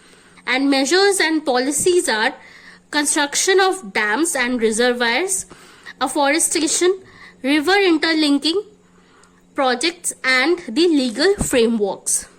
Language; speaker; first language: English; non-native, local second language; Hindi